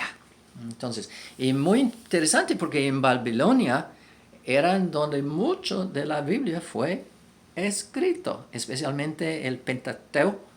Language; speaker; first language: Spanish; non-native, fluent; English